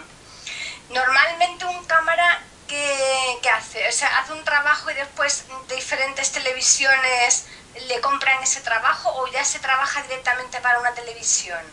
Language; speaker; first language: Spanish; native; Spanish